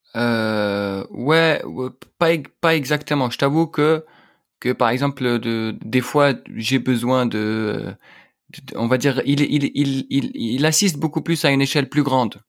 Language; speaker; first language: French; non-native, local second language; Arabic